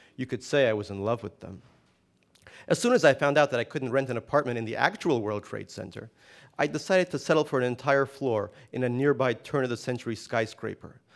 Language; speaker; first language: English; non-native, fluent; Russian